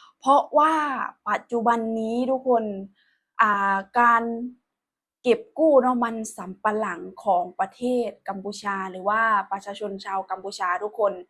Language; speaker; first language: Thai; non-native, local second language; Northeastern Thai